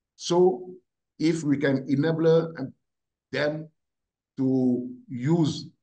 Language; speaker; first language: English; non-native, learner; Ewe